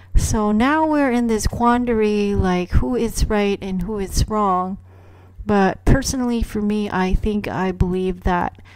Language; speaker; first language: English; non-native, local second language; Cebuano